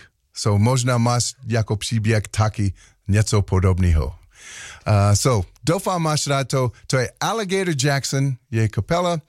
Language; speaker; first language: Czech; non-native, learner; English